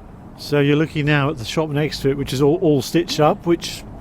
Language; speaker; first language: English; native; English